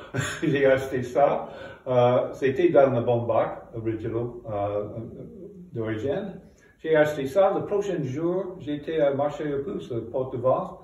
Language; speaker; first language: French; non-native, fluent; English